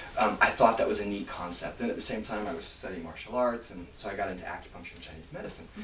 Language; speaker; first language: English; native; English